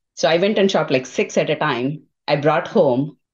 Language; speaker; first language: English; non-native, local second language; Telugu